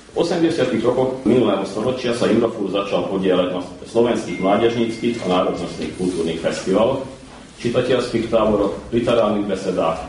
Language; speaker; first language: Slovak; early bilingual, heritage; Slovak